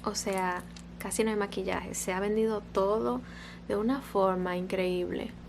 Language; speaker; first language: Spanish; early bilingual, other home language; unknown